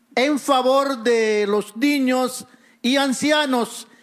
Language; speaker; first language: Spanish; early bilingual, other home language; Haitian Creole